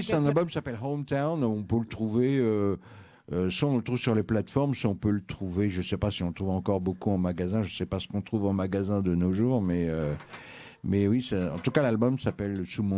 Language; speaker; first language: French; native; French